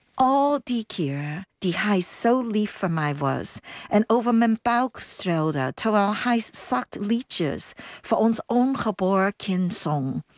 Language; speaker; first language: Dutch; non-native, fluent; Cantonese